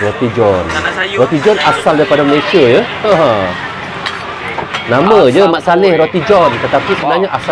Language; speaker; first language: Malay; native; Malay